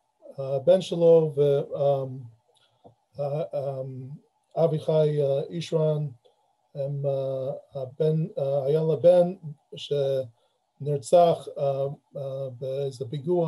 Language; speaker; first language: Hebrew; non-native, fluent; English